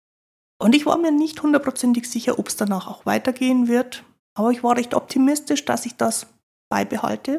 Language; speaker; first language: German; native; German